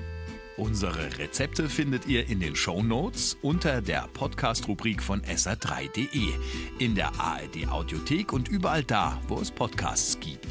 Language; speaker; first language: German; native; German